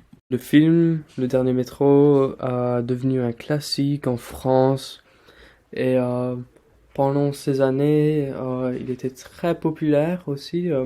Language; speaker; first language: French; non-native, learner; English